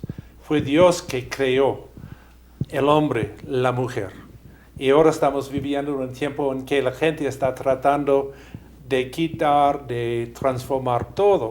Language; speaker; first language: Spanish; non-native, fluent; English